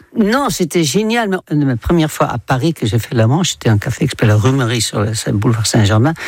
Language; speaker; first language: French; non-native, fluent; Dutch